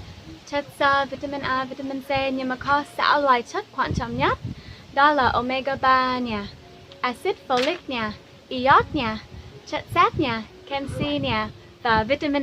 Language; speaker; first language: Vietnamese; non-native, fluent; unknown